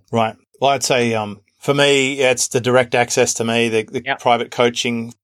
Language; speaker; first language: English; native; English